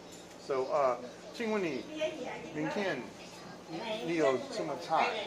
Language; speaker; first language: Chinese; non-native, learner; English